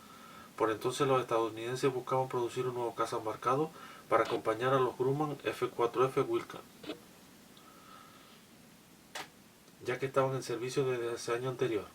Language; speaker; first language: Spanish; native; Spanish